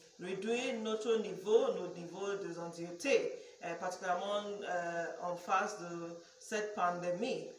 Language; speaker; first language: French; non-native, learner; English